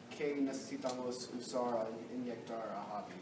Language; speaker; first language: Spanish; non-native, learner; English